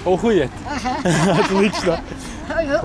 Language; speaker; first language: Russian; non-native, learner; English